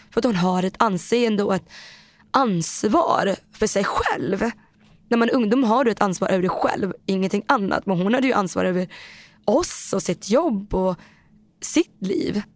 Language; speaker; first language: Swedish; native; Swedish